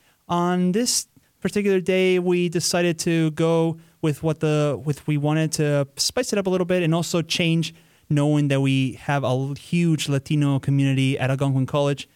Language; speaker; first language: English; non-native, fluent; Spanish